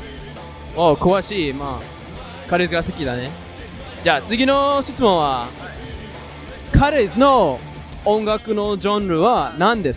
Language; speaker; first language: Japanese; non-native, fluent; English